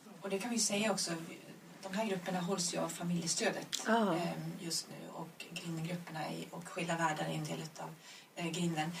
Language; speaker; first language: Swedish; native; Swedish